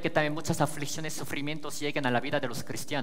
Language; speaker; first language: Spanish; native; Spanish